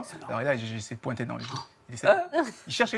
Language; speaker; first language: French; native; French